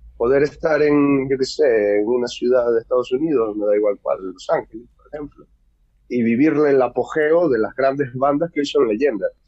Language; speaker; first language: Spanish; native; Spanish